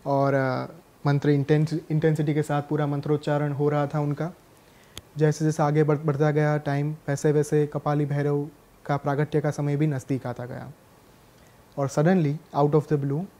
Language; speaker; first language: Hindi; non-native, local second language; Gujarati